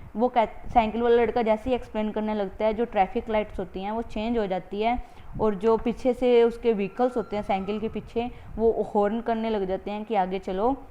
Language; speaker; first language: Hindi; native; Hindi